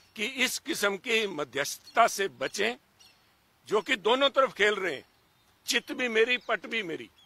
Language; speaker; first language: Hindi; native; Hindi